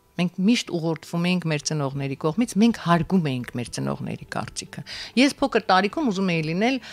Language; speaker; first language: Armenian; native; Armenian